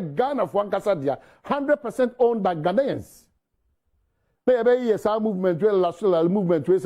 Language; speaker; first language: English; non-native, local second language; Akan